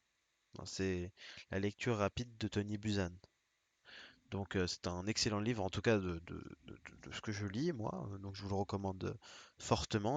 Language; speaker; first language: French; native; French